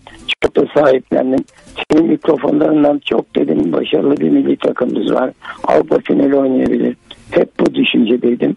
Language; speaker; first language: Turkish; native; Turkish